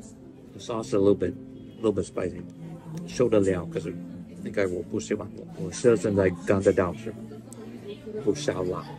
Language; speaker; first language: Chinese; non-native, learner; English